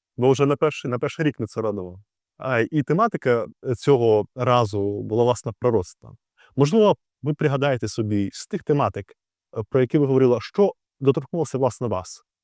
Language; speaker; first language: Ukrainian; native; Ukrainian